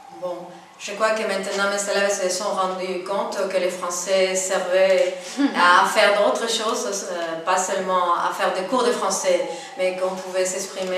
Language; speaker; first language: French; non-native, fluent; Spanish